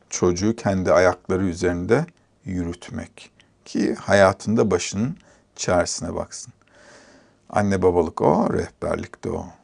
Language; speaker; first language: Turkish; native; Turkish